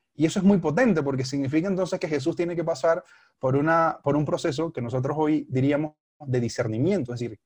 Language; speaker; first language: Spanish; native; Spanish